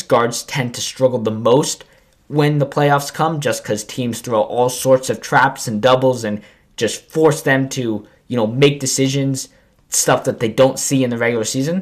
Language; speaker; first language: English; native; English